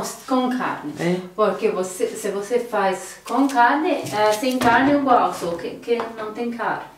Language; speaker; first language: Portuguese; non-native, learner; Croatian